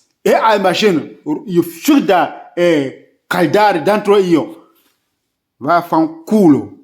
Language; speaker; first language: Italian; non-native, learner; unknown